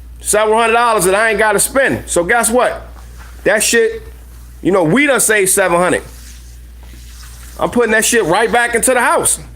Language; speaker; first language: English; native; English